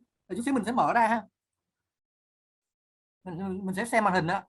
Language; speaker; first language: Vietnamese; native; Vietnamese